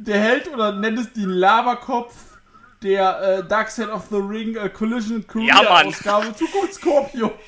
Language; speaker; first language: German; native; German